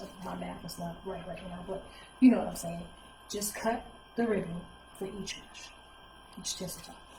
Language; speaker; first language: English; native; English